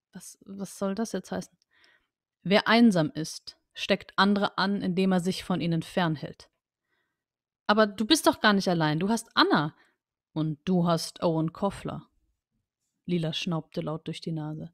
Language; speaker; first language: German; native; German